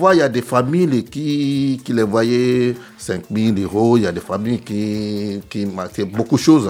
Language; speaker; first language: French; non-native, learner; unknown